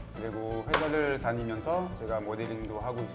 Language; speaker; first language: Korean; non-native, fluent; French